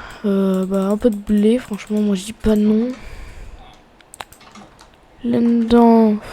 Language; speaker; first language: French; native; French